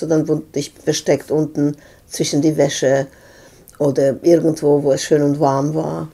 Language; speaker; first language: German; non-native, fluent; Serbian